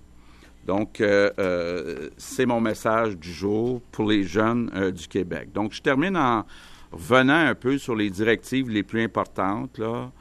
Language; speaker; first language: French; native; French